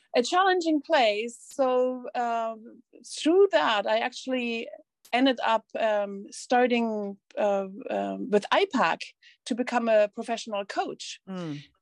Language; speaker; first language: English; non-native, fluent; German